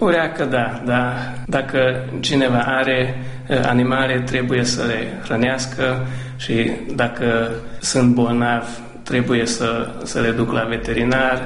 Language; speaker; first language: Romanian; non-native, local second language; Hungarian